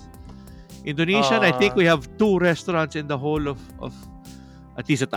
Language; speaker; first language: English; non-native, local second language; Filipino